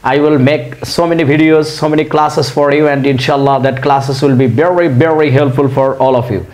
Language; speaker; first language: English; non-native, local second language; Bangla